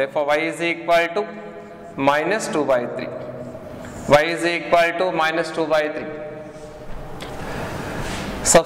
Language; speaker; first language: English; non-native, local second language; Telugu